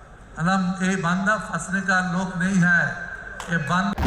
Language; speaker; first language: Hindi; non-native, local second language; Bangla